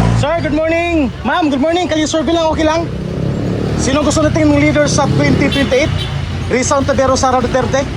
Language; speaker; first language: Filipino; native; Filipino